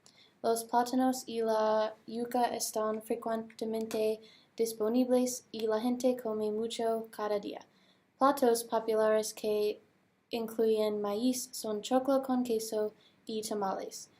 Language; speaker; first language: Spanish; non-native, learner; English